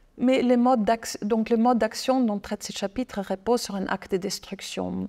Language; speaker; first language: French; non-native, fluent; German